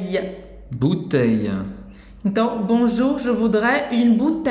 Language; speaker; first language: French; non-native, fluent; Portuguese